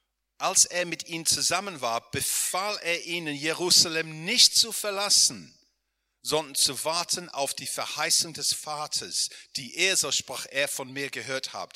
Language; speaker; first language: German; non-native, fluent; English